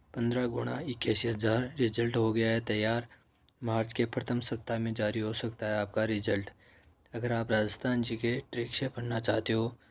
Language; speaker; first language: Hindi; native; Hindi